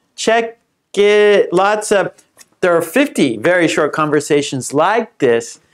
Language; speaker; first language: English; native; English